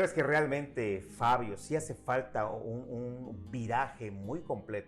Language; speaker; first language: Spanish; native; Spanish